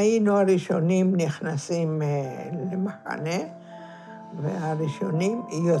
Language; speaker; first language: Hebrew; non-native, fluent; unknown